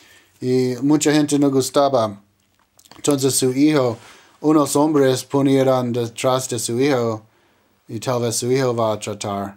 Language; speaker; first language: Spanish; non-native, learner; English